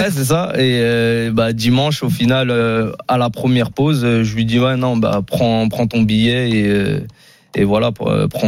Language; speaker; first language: French; native; French